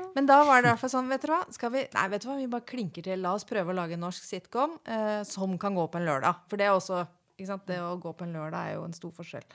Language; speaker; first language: Norwegian; native; Norwegian